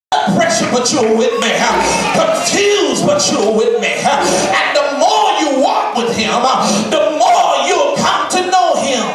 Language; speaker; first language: English; native; English